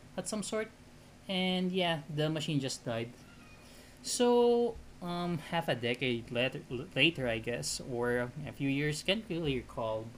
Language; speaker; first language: English; non-native, local second language; Filipino